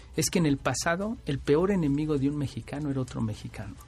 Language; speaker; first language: Spanish; native; Spanish